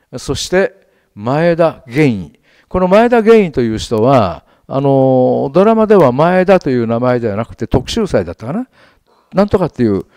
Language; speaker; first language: Japanese; native; Japanese